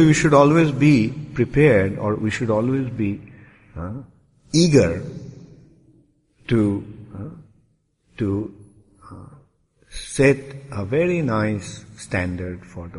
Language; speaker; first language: English; non-native, local second language; Bangla